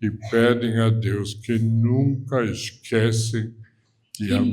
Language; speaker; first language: Portuguese; non-native, fluent; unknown